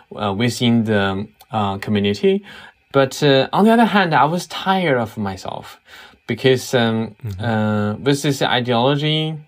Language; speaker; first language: English; non-native, fluent; Chinese